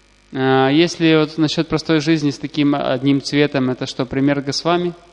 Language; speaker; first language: Russian; native; Russian